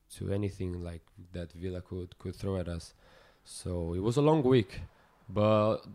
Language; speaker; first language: English; non-native, fluent; Portuguese